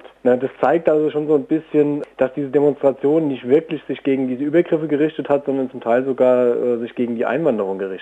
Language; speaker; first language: German; native; German